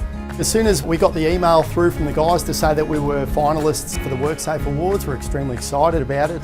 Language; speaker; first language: English; native; English